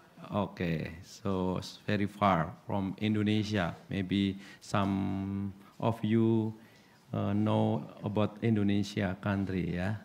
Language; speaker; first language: English; non-native, learner; Indonesian